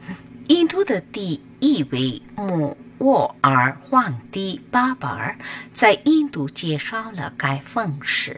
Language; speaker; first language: Chinese; non-native, fluent; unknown